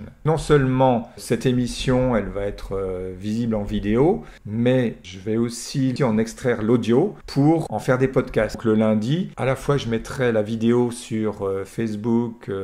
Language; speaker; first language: French; native; French